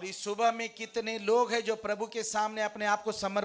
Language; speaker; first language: Hindi; native; Hindi